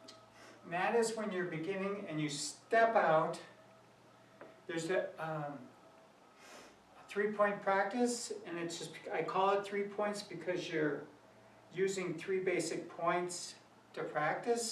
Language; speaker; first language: English; native; English